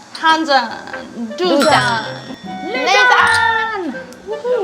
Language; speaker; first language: Korean; non-native, fluent; German